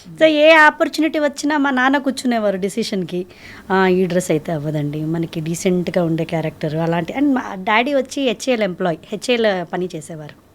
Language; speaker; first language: Telugu; native; Telugu